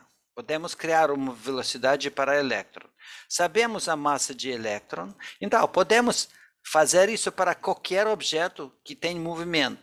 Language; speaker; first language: Portuguese; non-native, fluent; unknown